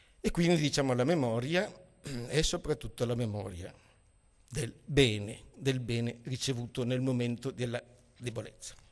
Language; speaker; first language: Italian; native; Italian